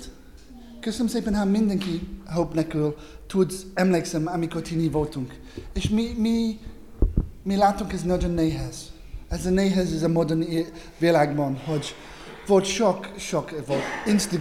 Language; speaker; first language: Hungarian; non-native, learner; English